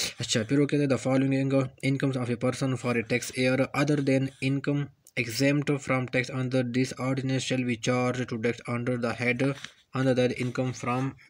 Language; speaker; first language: Urdu; native; Urdu